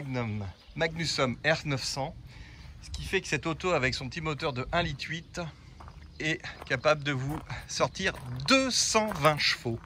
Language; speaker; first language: French; native; French